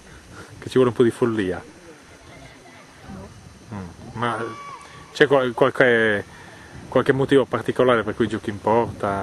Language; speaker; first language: Italian; native; Italian